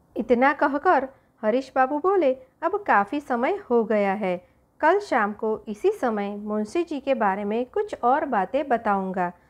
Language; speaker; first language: Hindi; non-native, local second language; Gujarati